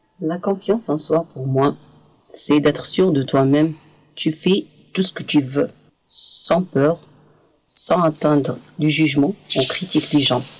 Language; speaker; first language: French; non-native, local second language; Arabic